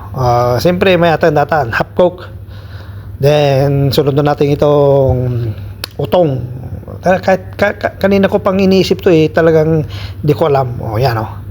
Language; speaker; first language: Filipino; non-native, local second language; Iloko